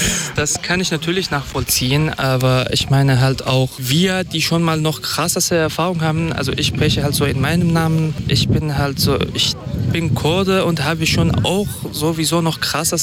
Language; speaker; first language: German; non-native, fluent; Kurdish